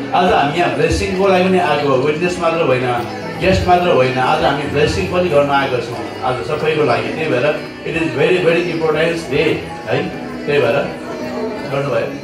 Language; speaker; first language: Nepali; non-native, local second language; Newari